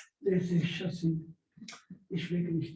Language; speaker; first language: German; non-native, learner; Urdu